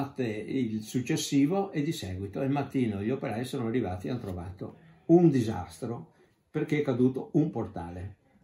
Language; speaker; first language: Italian; native; Italian